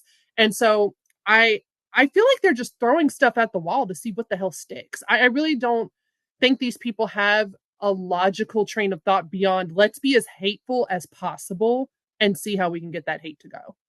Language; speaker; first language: English; native; English